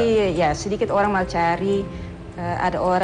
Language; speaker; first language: Indonesian; non-native, learner; Dutch